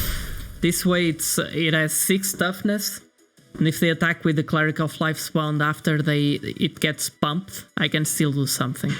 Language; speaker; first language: English; non-native, fluent; Portuguese